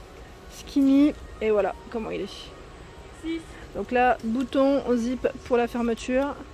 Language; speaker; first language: French; native; French